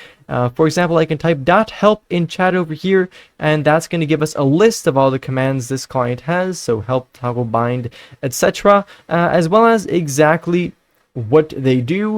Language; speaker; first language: English; non-native, fluent; Dutch